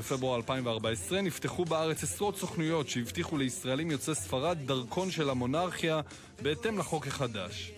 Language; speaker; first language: Hebrew; native; Hebrew